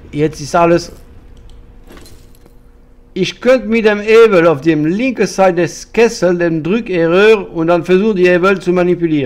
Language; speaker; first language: German; non-native, fluent; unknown